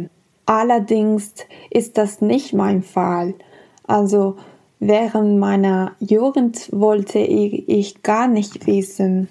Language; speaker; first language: German; non-native, fluent; Spanish